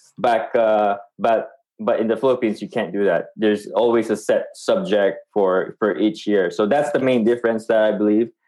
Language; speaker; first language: English; non-native, local second language; Filipino